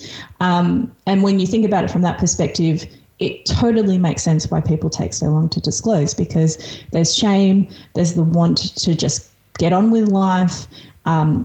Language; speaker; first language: English; early bilingual, other home language; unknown